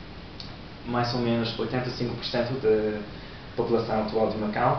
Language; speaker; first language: Portuguese; non-native, learner; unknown